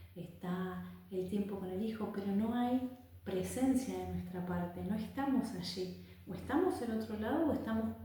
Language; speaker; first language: Spanish; native; Spanish